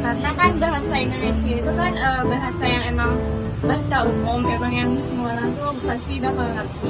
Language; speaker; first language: Indonesian; non-native, local second language; Minangkabau